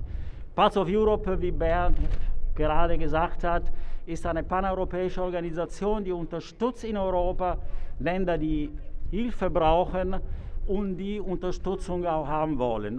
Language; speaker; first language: German; non-native, fluent; Italian